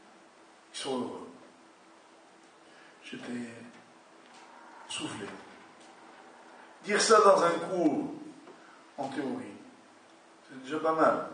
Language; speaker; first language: French; native; French